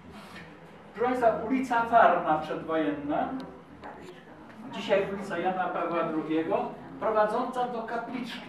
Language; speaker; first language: Polish; native; Polish